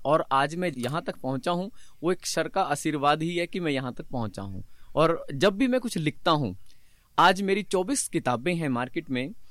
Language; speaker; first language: Hindi; native; Hindi